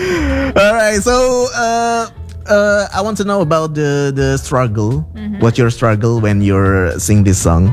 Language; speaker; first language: English; non-native, fluent; Indonesian